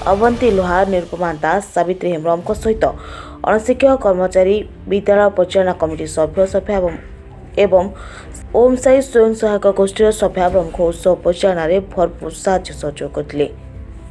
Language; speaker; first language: Hindi; non-native, local second language; Odia